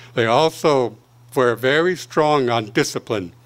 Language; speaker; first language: English; native; English